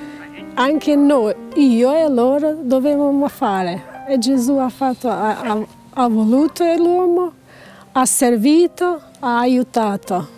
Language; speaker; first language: Italian; non-native, learner; Albanian